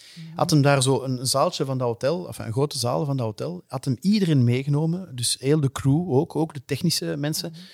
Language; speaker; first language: Dutch; non-native, local second language; French